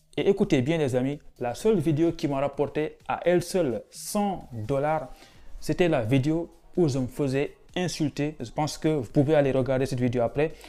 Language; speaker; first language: French; non-native, local second language; Wolof